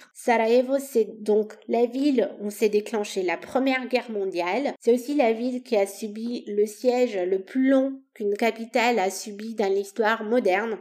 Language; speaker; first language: French; non-native, fluent; Romanian